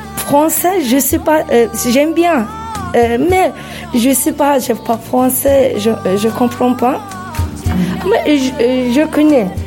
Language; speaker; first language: French; non-native, fluent; Turkish